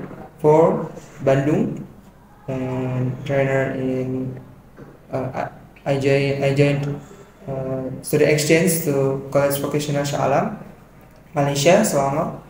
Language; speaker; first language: English; non-native, learner; Indonesian